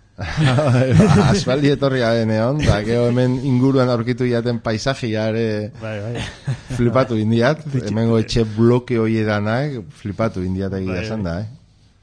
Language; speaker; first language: Basque; non-native, local second language; Spanish